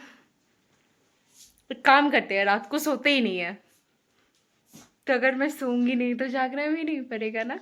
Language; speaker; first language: Hindi; non-native, local second language; Bangla